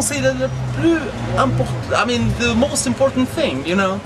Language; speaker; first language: English; non-native, fluent; Arabic